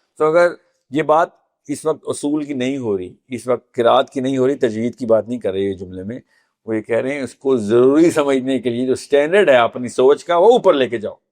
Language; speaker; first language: Urdu; native; Urdu